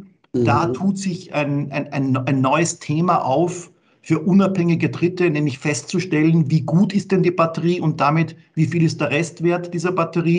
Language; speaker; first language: German; native; German